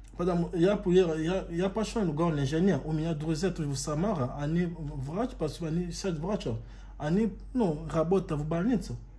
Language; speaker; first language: Russian; non-native, learner; Lingala